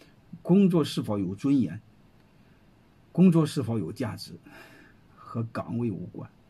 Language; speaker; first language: Chinese; native; Chinese